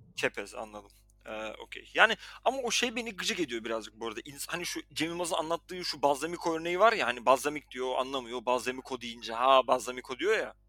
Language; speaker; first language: Turkish; native; Turkish